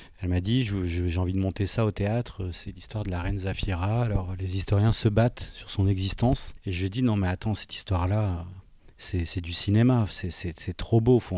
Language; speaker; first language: French; native; French